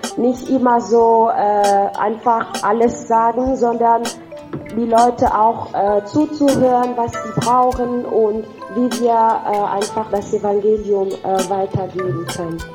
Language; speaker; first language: German; non-native, fluent; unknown